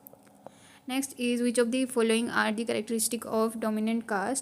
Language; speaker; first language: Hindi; native; Hindi